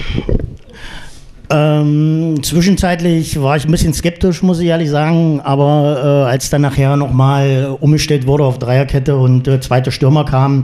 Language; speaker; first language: German; native; German